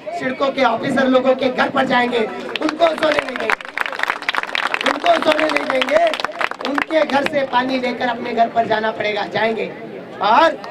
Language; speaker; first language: Hindi; non-native, local second language; Marathi